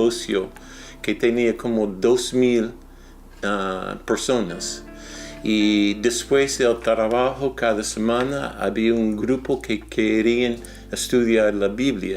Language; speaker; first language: Spanish; non-native, fluent; English